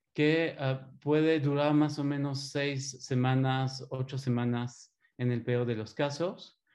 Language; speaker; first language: Spanish; non-native, fluent; French